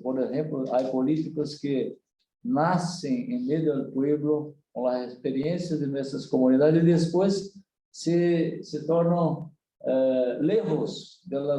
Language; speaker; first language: Spanish; non-native, learner; Portuguese